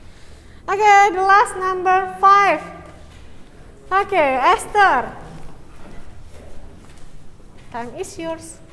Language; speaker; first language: English; non-native, local second language; Indonesian